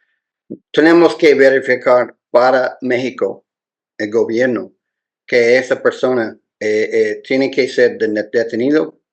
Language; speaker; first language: Spanish; non-native, learner; English